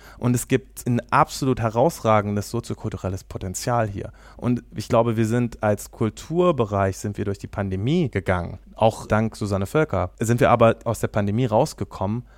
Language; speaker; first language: German; native; German